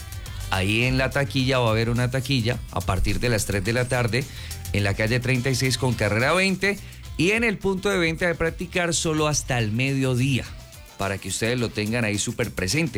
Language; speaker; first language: Spanish; native; Spanish